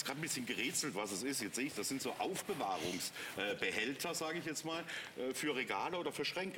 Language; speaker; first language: German; native; German